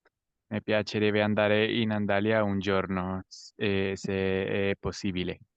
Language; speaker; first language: Italian; non-native, learner; Spanish